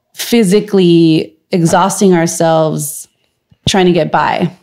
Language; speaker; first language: English; native; English